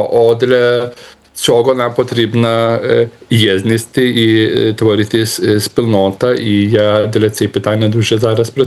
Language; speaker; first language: Ukrainian; non-native, learner; Lithuanian